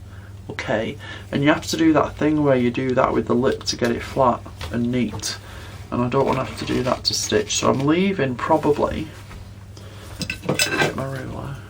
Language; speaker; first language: English; native; English